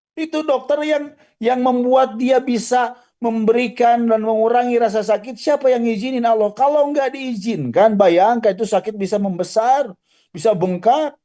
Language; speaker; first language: Indonesian; native; Indonesian